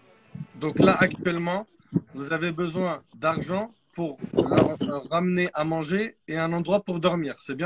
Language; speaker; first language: French; native; French